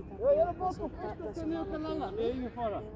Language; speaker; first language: Swedish; non-native, fluent; Serbian